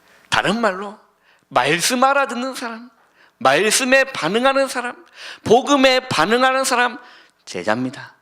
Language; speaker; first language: Korean; native; Korean